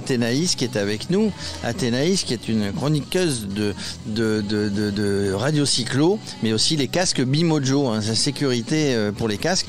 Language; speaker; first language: French; native; French